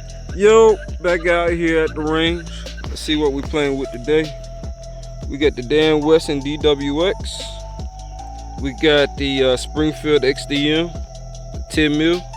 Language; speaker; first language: English; native; English